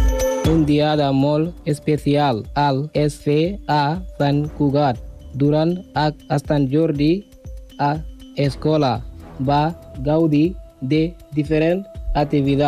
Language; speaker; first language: Catalan; non-native, learner; Spanish